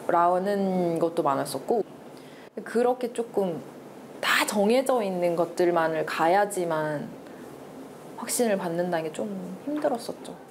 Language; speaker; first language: Korean; native; Korean